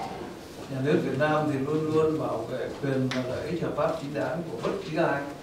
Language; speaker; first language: Vietnamese; native; Vietnamese